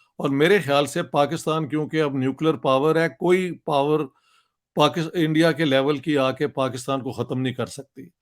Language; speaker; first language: Urdu; non-native, local second language; Punjabi